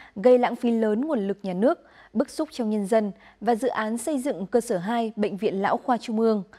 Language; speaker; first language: Vietnamese; native; Vietnamese